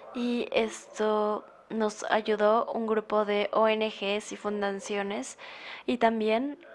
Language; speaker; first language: Spanish; non-native, fluent; German